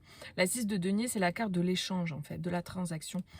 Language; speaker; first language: French; native; French